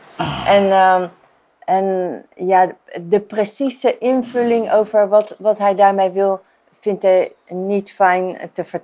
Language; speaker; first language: Dutch; non-native, fluent; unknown